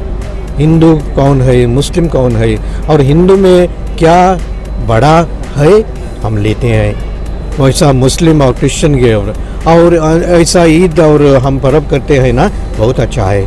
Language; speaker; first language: Hindi; non-native, local second language; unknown